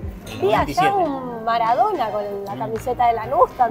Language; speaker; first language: Spanish; native; Spanish